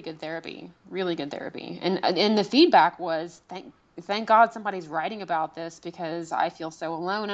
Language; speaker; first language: English; native; English